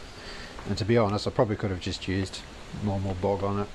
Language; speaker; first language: English; native; English